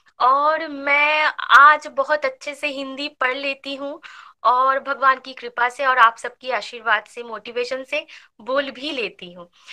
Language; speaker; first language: Hindi; non-native, local second language; Bangla